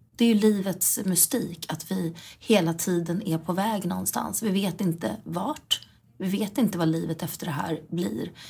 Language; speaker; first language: Swedish; native; Swedish